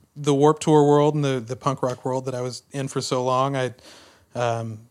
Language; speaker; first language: English; native; English